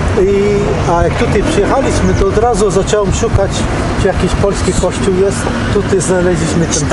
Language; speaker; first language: Polish; early bilingual, heritage; Polish